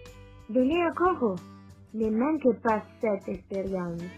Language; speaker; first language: French; non-native, learner; Spanish